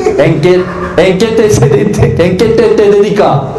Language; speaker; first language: Spanish; non-native, learner; Korean